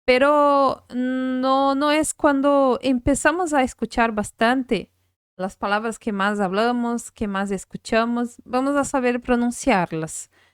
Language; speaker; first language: Spanish; non-native, fluent; Portuguese